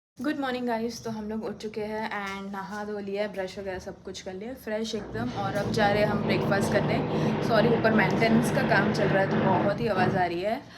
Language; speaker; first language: Hindi; non-native, local second language; Gujarati